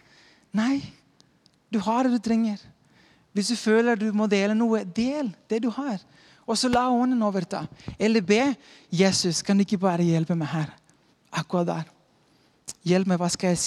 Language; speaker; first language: Norwegian; non-native, fluent; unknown